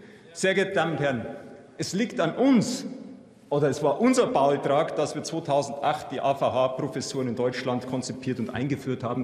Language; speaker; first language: German; native; German